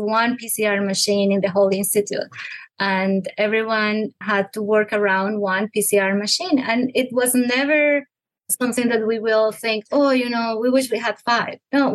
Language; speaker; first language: English; non-native, fluent; Spanish